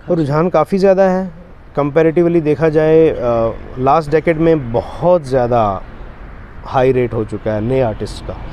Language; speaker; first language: Hindi; non-native, local second language; Pahari-Potwari